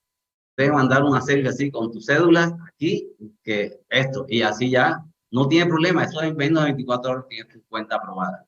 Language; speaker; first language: Spanish; native; Spanish